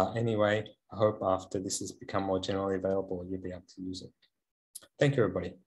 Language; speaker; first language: English; native; English